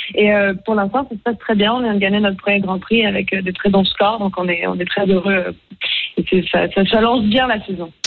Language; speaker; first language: French; native; French